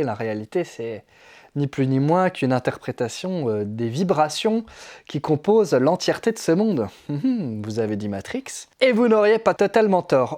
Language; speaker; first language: French; native; French